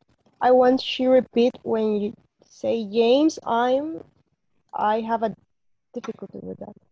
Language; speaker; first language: English; non-native, learner; Spanish